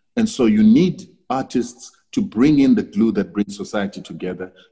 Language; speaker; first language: English; non-native, local second language; Shona